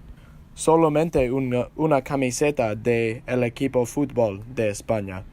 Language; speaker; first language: Spanish; non-native, learner; English